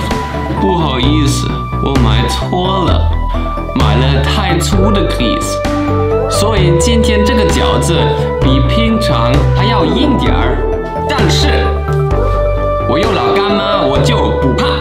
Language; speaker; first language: Chinese; non-native, fluent; German